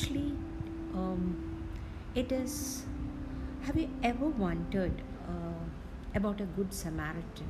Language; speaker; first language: English; non-native, local second language; Malayalam